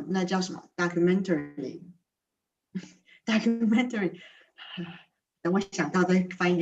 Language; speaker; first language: Chinese; native; Chinese